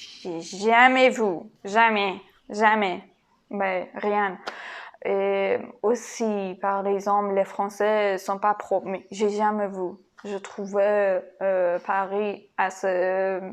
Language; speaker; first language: French; non-native, learner; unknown